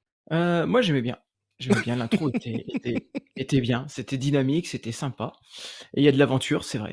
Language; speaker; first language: French; native; French